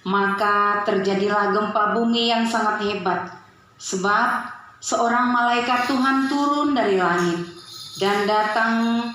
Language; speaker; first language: Indonesian; native; Indonesian